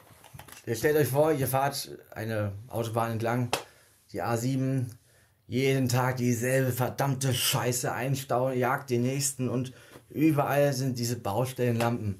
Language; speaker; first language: German; native; German